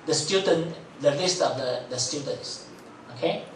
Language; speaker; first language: English; non-native, fluent; Chinese